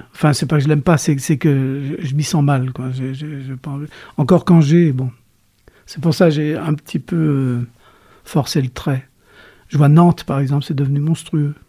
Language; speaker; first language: French; native; French